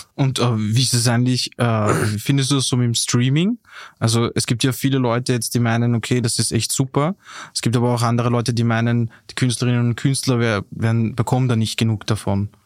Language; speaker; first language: German; native; German